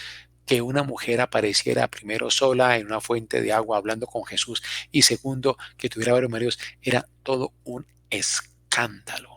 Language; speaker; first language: Spanish; native; Spanish